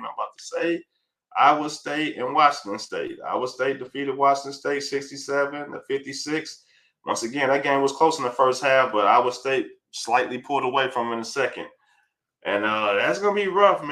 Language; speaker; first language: English; native; English